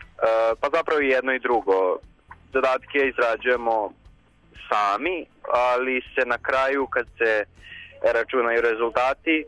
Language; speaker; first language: Serbian; native; Serbian